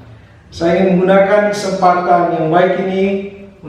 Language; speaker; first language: Indonesian; native; Indonesian